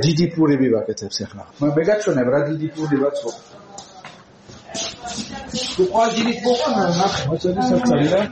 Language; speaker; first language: Georgian; non-native, learner; French